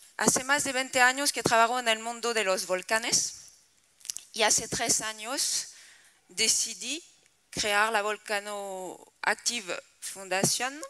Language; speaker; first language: Spanish; non-native, fluent; French